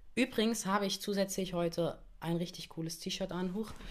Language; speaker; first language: German; native; German